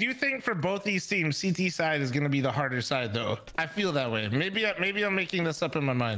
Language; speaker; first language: English; native; English